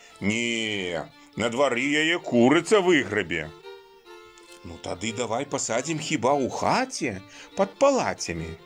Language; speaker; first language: Belarusian; native; Belarusian